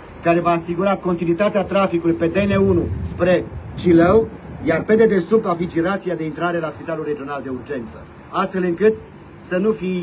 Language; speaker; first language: Romanian; native; Romanian